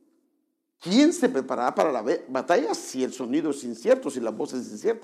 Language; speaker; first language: Spanish; native; Spanish